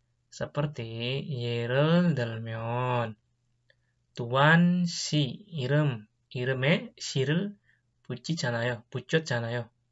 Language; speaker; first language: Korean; non-native, fluent; Indonesian